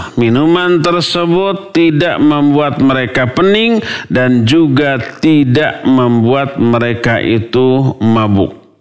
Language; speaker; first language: Indonesian; non-native, local second language; Sundanese